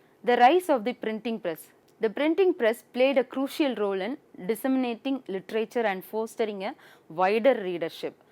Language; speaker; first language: English; non-native, local second language; Tamil